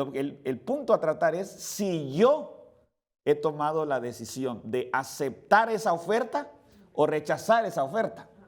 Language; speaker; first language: Spanish; native; Spanish